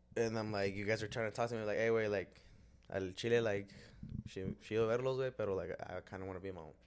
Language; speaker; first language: English; early bilingual, other home language; Spanish